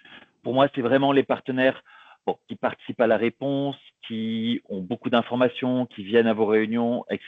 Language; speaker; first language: French; native; French